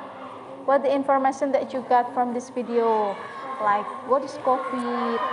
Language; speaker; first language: English; non-native, learner; Indonesian